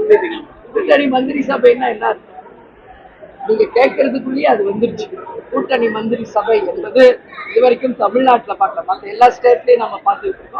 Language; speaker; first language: Tamil; native; Tamil